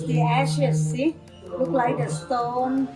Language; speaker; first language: English; non-native, learner; Thai